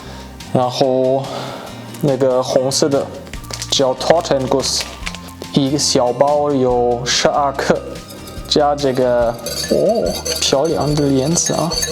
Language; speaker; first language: Chinese; non-native, fluent; German